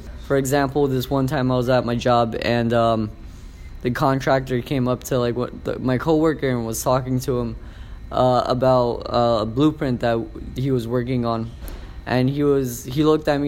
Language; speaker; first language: English; early bilingual, other home language; Polish